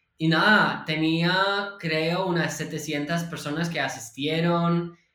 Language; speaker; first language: Spanish; non-native, fluent; English